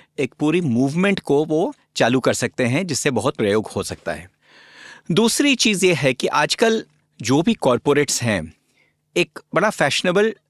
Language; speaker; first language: Hindi; native; Hindi